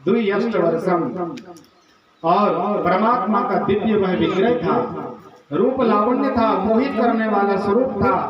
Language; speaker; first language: Hindi; native; Hindi